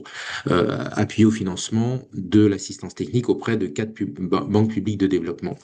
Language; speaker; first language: French; native; French